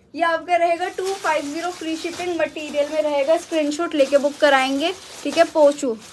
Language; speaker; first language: Hindi; native; Hindi